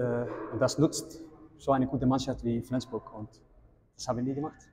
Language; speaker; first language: German; non-native, fluent; Icelandic